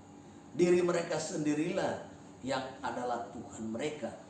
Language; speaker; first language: Indonesian; native; Indonesian